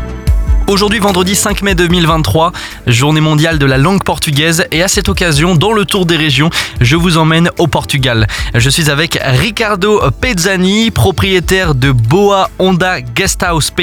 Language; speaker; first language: French; native; French